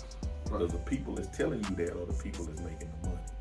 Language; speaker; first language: English; native; English